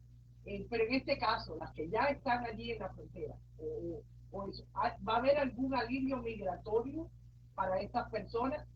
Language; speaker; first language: Spanish; native; Spanish